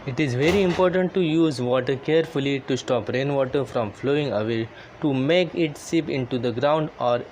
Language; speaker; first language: English; non-native, local second language; Marathi